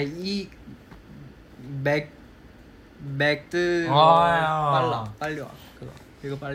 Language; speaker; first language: Korean; non-native, fluent; Chinese